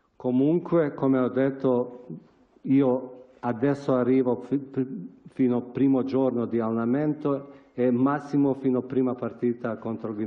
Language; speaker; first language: Italian; non-native, fluent; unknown